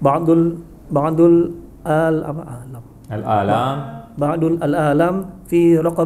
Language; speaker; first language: Arabic; non-native, learner; Indonesian